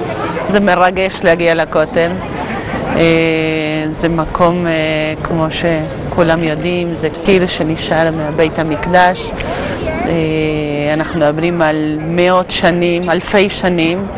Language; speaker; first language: Hebrew; non-native, fluent; Spanish